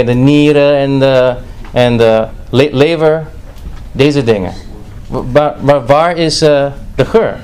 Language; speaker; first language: Dutch; non-native, fluent; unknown